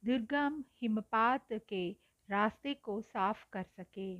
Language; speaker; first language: Hindi; non-native, local second language; Telugu